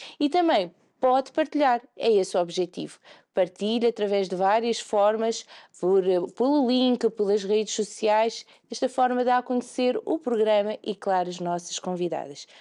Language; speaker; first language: Portuguese; native; Portuguese